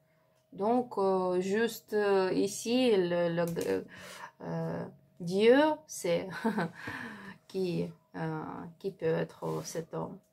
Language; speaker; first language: French; non-native, learner; Ukrainian